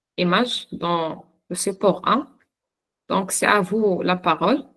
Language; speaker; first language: French; non-native, local second language; Arabic